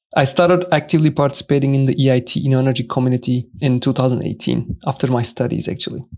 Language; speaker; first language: English; non-native, fluent; Turkish